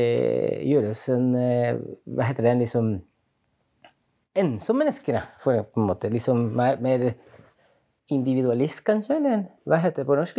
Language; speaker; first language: Norwegian; non-native, fluent; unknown